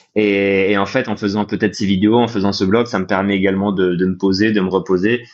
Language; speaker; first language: French; native; French